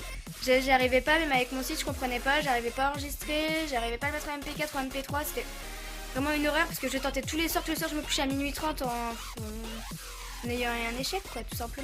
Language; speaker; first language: French; native; French